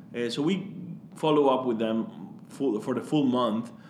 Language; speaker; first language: English; non-native, fluent; Spanish